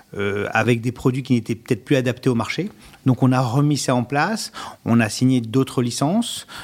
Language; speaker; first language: French; native; French